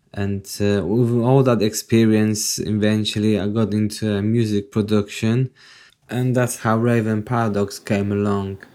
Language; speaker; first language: English; non-native, fluent; Polish